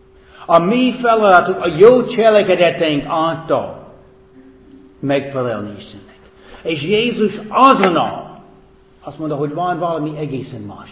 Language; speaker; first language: Hungarian; non-native, fluent; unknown